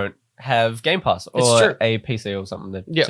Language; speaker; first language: English; native; English